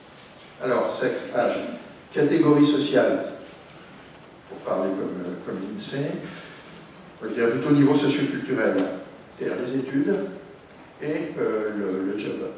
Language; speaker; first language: French; native; French